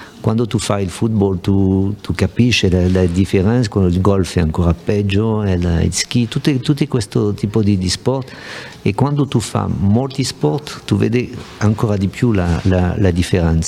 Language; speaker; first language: Italian; non-native, fluent; French